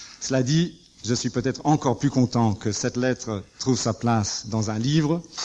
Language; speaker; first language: French; non-native, fluent; English